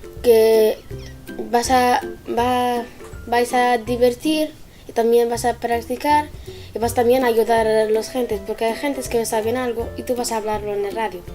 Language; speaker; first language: Spanish; non-native, learner; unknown